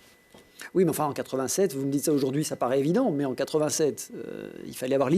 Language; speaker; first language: French; native; French